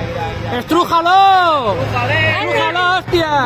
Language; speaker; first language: Spanish; native; Spanish